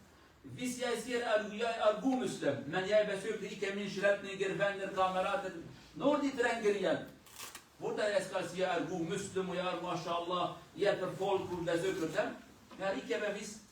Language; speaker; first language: Norwegian; non-native, learner; Kurdish